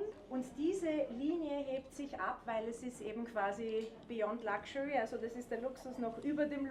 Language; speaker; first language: German; native; German